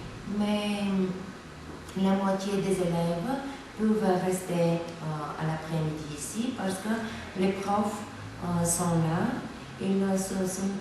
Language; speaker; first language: French; non-native, fluent; Bulgarian